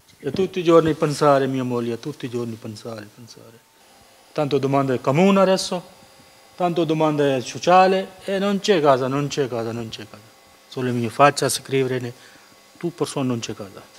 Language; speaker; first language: Italian; non-native, learner; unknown